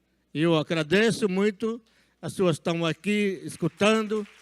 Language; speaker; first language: Portuguese; non-native, local second language; Yanomámi